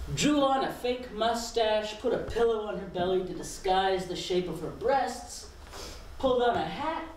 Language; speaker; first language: English; native; English